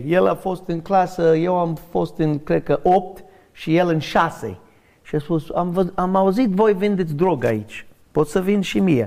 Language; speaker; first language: Romanian; non-native, learner; English